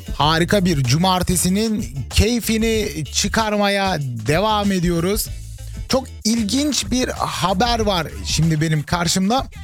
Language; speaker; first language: Turkish; early bilingual, heritage; Turkish